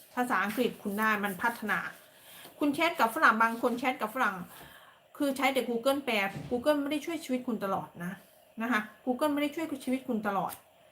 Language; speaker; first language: Thai; native; Thai